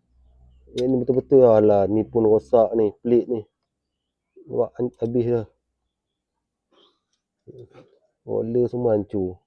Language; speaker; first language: Malay; native; Malay